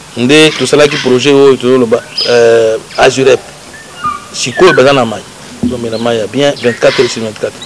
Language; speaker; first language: Lingala; non-native, local second language; Luba-Lulua